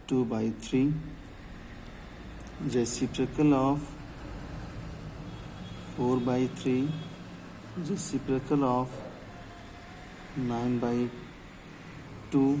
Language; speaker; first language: English; non-native, local second language; Hindi